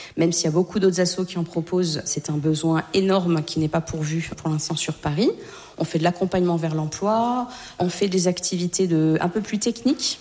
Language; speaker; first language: French; native; French